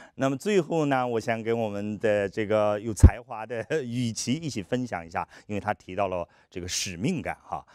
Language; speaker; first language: Chinese; native; Chinese